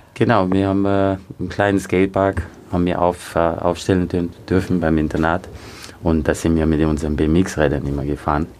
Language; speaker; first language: German; early bilingual, other home language; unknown